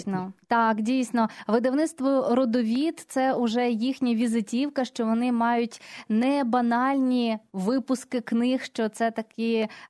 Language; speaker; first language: Ukrainian; native; Ukrainian